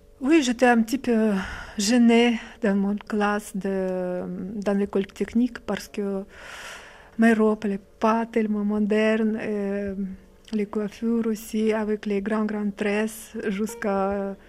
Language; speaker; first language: French; non-native, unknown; Russian